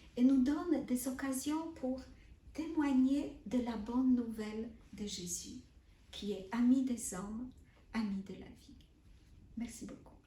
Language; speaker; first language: French; non-native, fluent; Polish